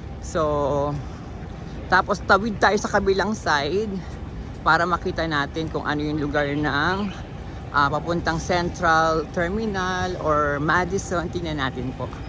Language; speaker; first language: Filipino; native; Filipino